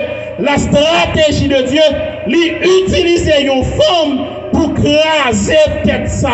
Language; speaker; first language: French; non-native, local second language; Haitian Creole